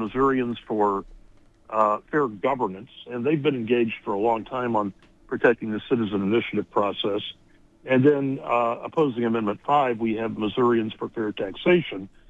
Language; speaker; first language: English; native; English